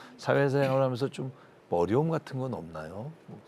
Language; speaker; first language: Korean; native; Korean